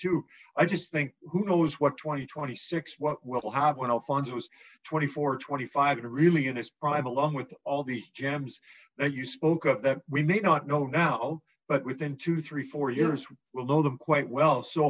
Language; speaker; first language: English; native; English